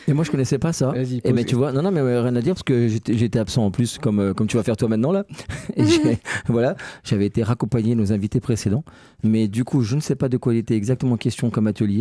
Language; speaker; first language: French; native; French